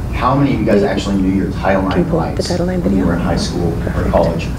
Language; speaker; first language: English; native; English